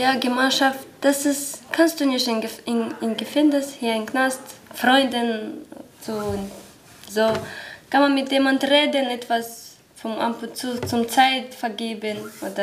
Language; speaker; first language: German; non-native, learner; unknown